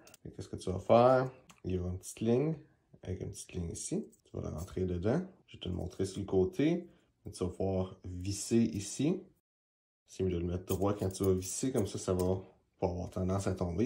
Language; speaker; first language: French; native; French